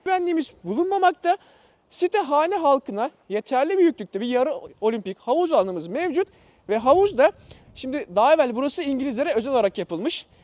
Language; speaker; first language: Turkish; native; Turkish